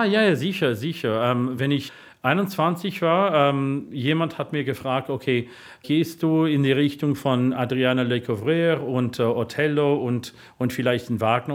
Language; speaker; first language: German; non-native, fluent; English